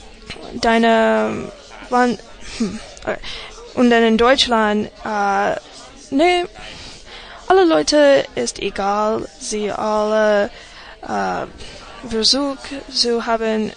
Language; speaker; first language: German; non-native, learner; English